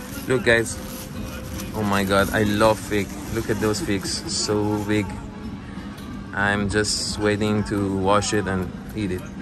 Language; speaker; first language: English; non-native, fluent; Persian